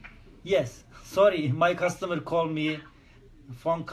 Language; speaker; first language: English; non-native, learner; Turkish